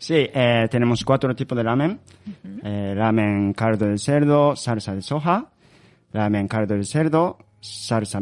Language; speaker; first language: Spanish; non-native, learner; Japanese